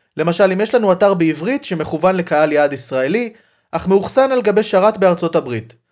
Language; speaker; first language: Hebrew; native; Hebrew